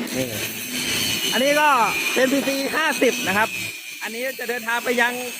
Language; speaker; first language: Thai; native; Thai